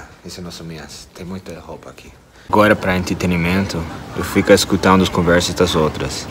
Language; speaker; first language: Portuguese; non-native, fluent; English